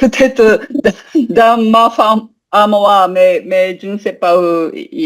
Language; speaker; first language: French; non-native, learner; Japanese